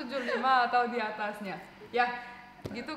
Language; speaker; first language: Indonesian; non-native, fluent; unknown